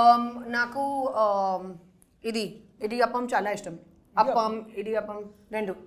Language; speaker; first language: Telugu; non-native, learner; Hindi